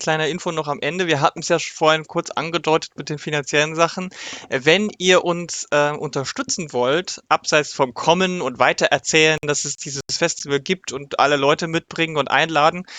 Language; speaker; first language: German; native; German